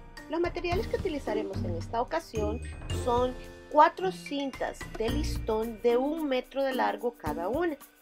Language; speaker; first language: Spanish; native; Spanish